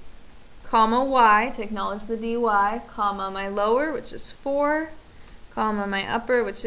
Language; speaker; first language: English; native; English